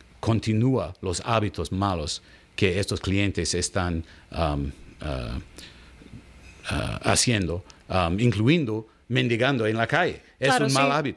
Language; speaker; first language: Spanish; non-native, learner; English